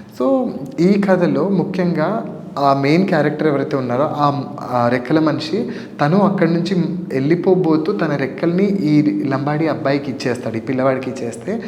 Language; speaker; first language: Telugu; non-native, local second language; Lambadi